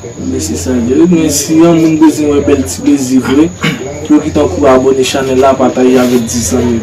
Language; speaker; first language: French; non-native, learner; Haitian Creole